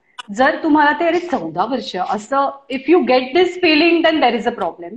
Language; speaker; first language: English; non-native, local second language; Marathi